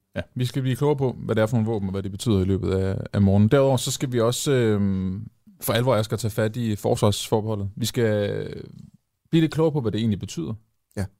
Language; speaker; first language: Danish; native; Danish